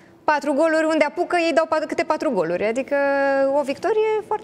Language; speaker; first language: Romanian; native; Romanian